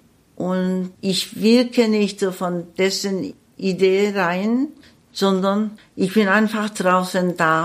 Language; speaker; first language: German; non-native, learner; Korean